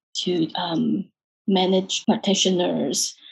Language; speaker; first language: English; non-native, fluent; Chinese